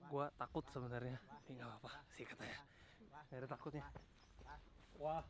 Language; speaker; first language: Indonesian; native; Indonesian